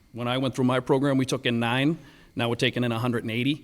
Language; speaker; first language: English; native; English